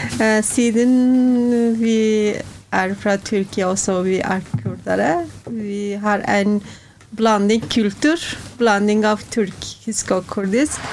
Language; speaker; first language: Norwegian; non-native, learner; Kurdish